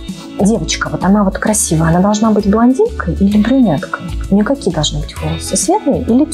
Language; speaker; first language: Russian; native; Russian